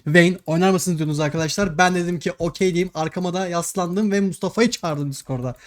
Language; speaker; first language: Turkish; native; Turkish